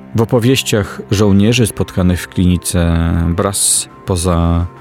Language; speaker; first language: Polish; native; Polish